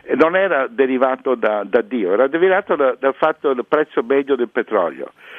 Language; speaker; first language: Italian; non-native, fluent; English